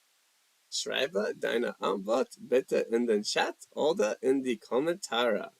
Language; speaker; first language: German; non-native, learner; English